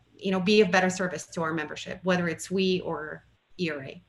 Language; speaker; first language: English; non-native, fluent; Bulgarian